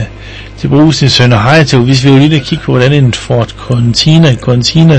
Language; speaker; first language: Danish; native; Danish